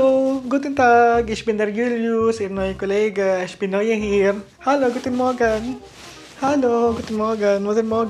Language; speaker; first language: German; non-native, learner; Filipino